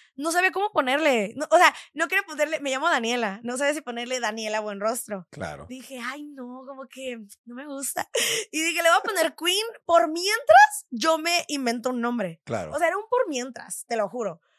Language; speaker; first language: Spanish; native; Spanish